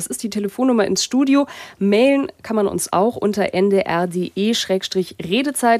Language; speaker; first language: German; native; German